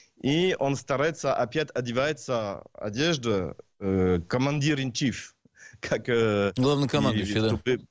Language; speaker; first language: Russian; non-native, learner; French